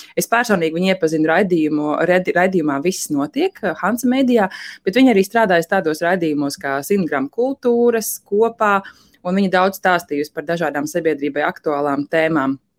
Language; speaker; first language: Latvian; native; Latvian